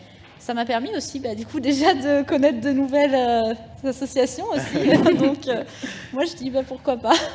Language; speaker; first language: French; native; French